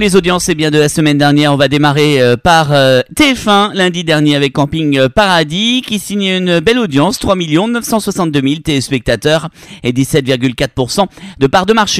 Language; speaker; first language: French; native; French